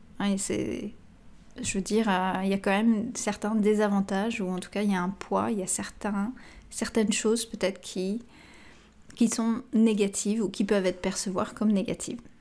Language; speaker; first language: French; native; French